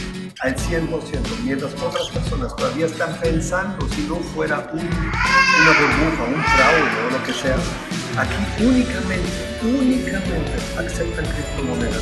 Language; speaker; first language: Spanish; non-native, fluent; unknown